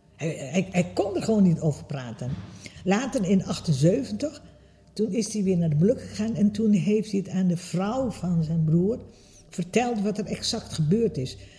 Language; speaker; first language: Dutch; early bilingual, other home language; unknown